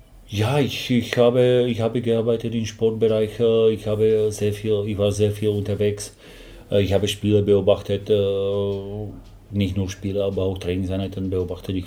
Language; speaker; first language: German; non-native, fluent; Slovak